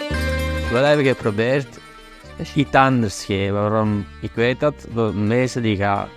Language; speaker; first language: Dutch; non-native, fluent; Italian